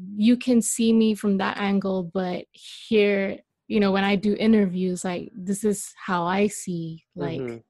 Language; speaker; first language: English; non-native, local second language; Malay